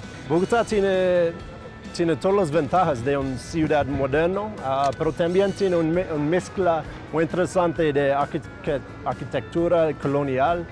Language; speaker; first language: Spanish; non-native, fluent; English